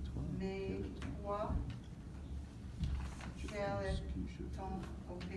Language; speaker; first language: French; non-native, learner; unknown